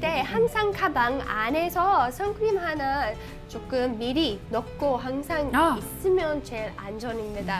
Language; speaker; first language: Korean; non-native, fluent; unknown